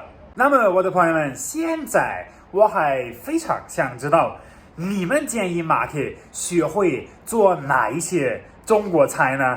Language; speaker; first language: Chinese; non-native, fluent; German